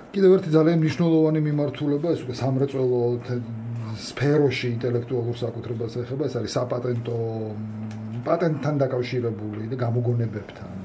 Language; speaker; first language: Georgian; native; Georgian